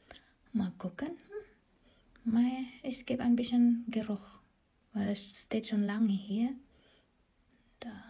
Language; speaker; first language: German; non-native, learner; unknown